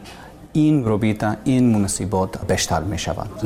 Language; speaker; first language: Persian; non-native, learner; English